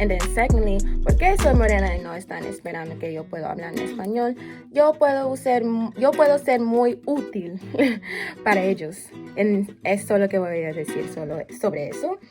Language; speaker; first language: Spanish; non-native, fluent; English